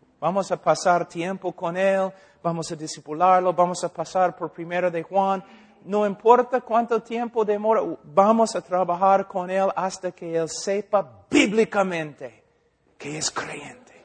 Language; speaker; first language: Spanish; non-native, fluent; English